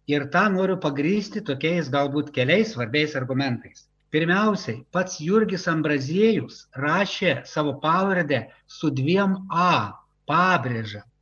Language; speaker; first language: Lithuanian; native; Lithuanian